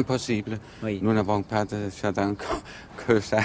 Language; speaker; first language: French; non-native, learner; Danish